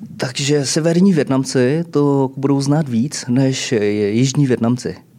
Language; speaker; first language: Czech; early bilingual, other home language; Vietnamese